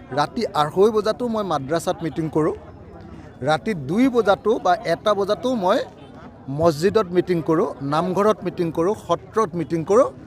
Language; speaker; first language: Assamese; non-native, local second language; Bangla